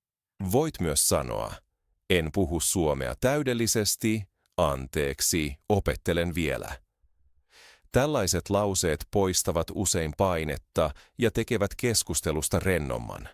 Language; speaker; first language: Finnish; non-native, fluent; Spanish